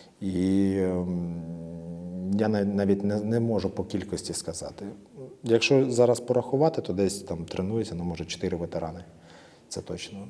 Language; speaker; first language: Ukrainian; native; Ukrainian